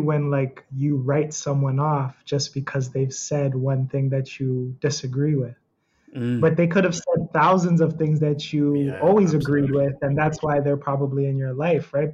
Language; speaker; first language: English; native; English